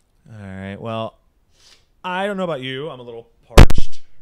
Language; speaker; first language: English; early bilingual, other home language; Spanish